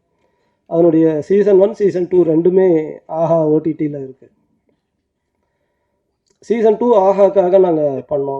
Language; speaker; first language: Tamil; native; Tamil